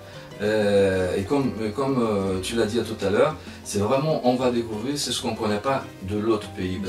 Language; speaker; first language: French; non-native, fluent; Spanish